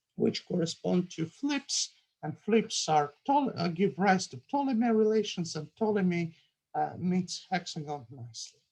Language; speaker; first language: English; non-native, fluent; Russian